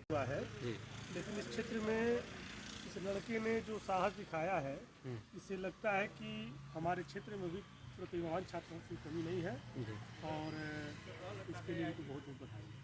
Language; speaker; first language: Hindi; native; Hindi